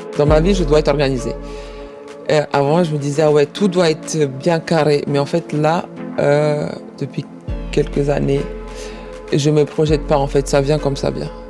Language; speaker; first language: French; early bilingual, other home language; Croatian